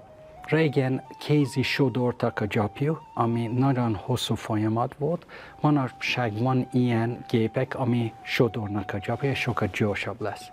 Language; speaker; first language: Hungarian; non-native, learner; Persian